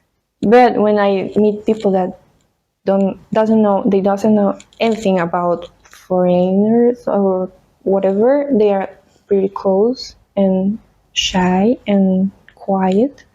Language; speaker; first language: English; non-native, fluent; Spanish